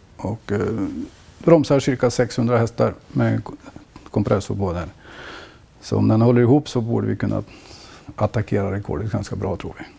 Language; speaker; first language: Swedish; native; Swedish